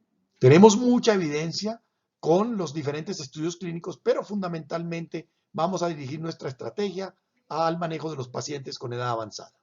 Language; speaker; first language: Spanish; native; Spanish